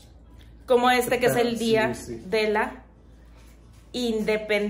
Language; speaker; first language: Spanish; native; Spanish